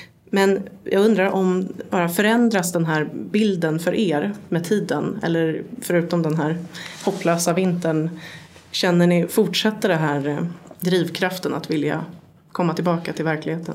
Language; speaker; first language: Swedish; native; Swedish